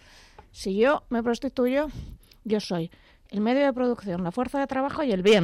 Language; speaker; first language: Spanish; native; Spanish